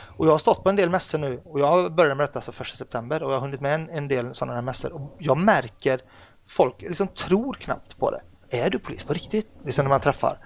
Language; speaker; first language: Swedish; early bilingual, other home language; Arabic